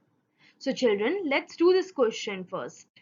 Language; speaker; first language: English; non-native, local second language; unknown